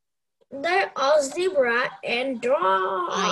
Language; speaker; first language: English; non-native, learner; Vietnamese